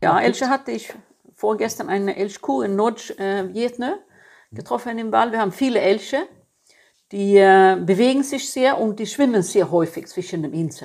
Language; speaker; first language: German; non-native, fluent; Swedish